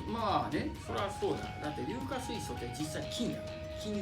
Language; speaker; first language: Japanese; native; Japanese